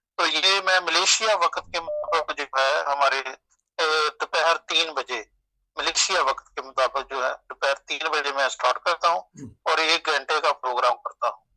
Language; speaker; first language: Urdu; non-native, local second language; Punjabi